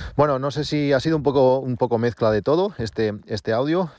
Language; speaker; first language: Spanish; native; Spanish